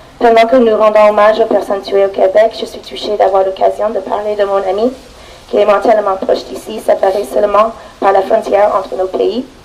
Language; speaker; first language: French; non-native, fluent; English